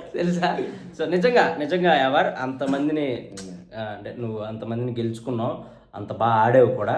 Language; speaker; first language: Telugu; native; Telugu